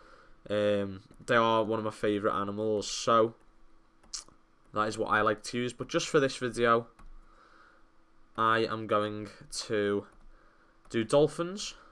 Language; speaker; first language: English; native; English